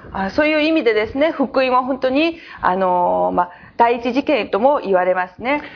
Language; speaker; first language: Japanese; non-native, fluent; Korean